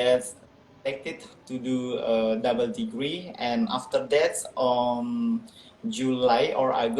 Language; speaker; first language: English; non-native, local second language; Indonesian